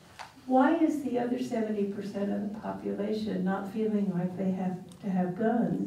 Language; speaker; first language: English; native; English